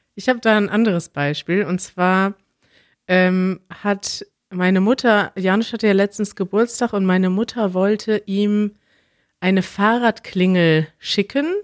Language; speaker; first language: German; native; German